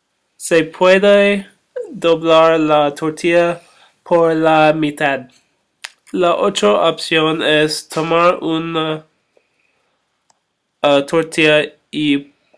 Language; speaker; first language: Spanish; non-native, learner; English